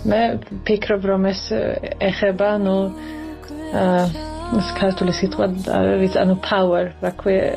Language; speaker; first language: Georgian; early bilingual, heritage; Swedish